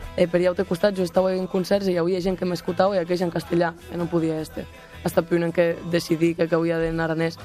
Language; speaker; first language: Catalan; non-native, local second language; Occitan